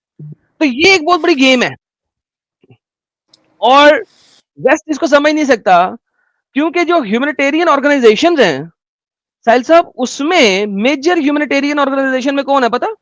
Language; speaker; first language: Hindi; native; Hindi